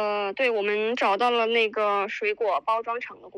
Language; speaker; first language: Chinese; native; Chinese